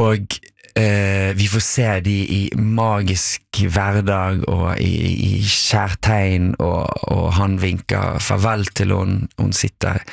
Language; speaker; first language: Norwegian; native; Norwegian